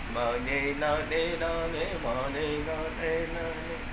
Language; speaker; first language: Hindi; non-native, local second language; Marathi